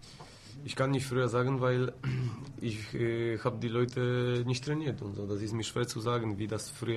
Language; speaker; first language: German; non-native, fluent; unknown